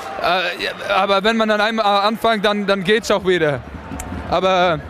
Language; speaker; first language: German; non-native, learner; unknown